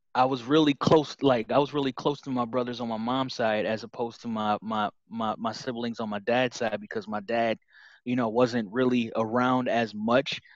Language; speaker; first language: English; native; English